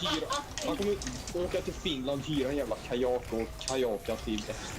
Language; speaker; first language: Swedish; native; Swedish